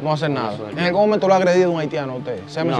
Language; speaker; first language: Spanish; native; Spanish